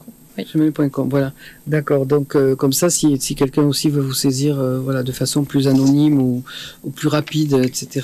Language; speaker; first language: French; native; French